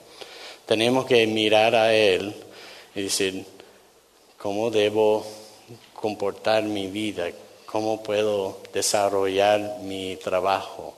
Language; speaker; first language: Spanish; non-native, fluent; English